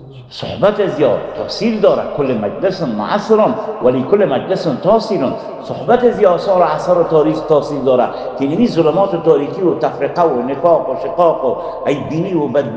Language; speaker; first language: Persian; native; Persian